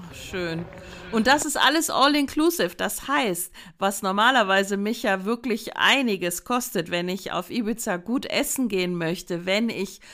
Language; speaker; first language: German; native; German